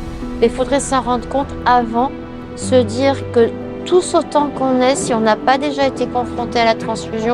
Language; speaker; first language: French; native; French